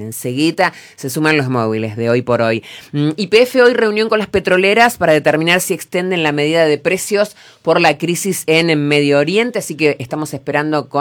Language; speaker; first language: Spanish; native; Spanish